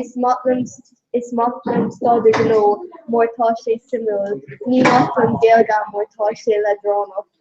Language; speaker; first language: Irish; non-native, local second language; English